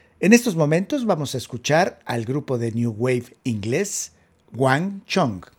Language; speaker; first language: Spanish; native; Spanish